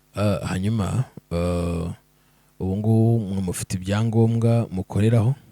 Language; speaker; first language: Kinyarwanda; native; Kinyarwanda